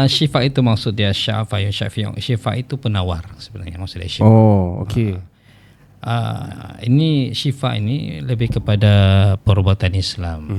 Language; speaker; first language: Malay; native; Malay